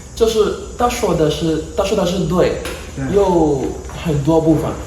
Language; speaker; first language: Chinese; non-native, learner; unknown